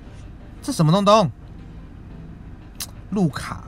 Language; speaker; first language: Chinese; native; Chinese